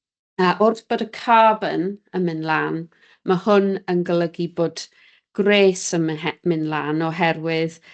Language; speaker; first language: Welsh; native; Welsh